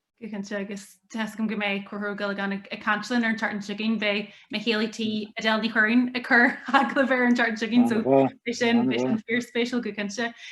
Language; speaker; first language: Irish; native; Irish